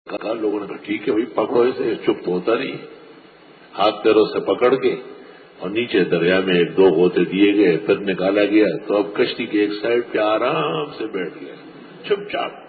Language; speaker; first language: Urdu; non-native, local second language; Pashto